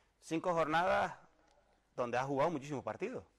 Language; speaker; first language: Spanish; native; Spanish